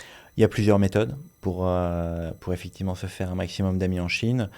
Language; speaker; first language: French; native; French